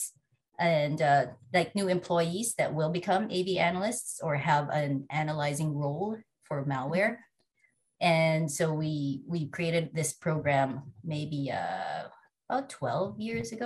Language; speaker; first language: English; non-native, local second language; Filipino